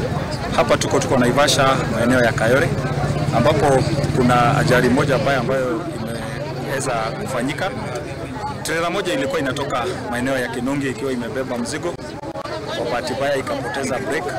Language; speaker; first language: Swahili; non-native, local second language; Kikuyu